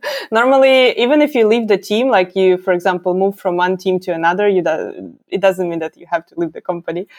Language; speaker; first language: English; non-native, fluent; Ukrainian